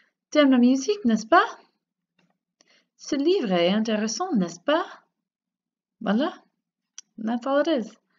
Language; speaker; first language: French; non-native, fluent; English